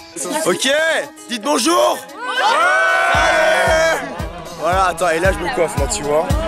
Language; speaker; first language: French; native; French